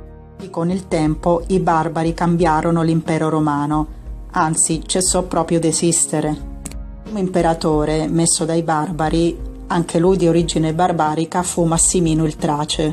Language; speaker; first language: Italian; native; Italian